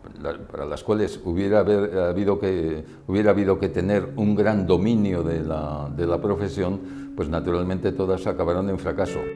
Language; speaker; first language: Spanish; native; Spanish